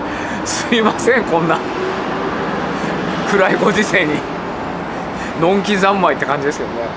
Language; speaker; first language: Japanese; native; Japanese